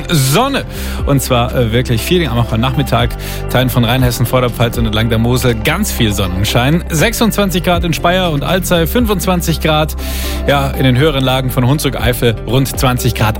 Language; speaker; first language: German; native; German